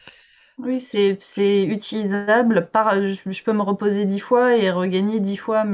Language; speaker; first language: French; native; French